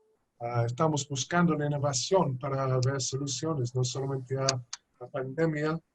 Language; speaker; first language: Spanish; non-native, fluent; English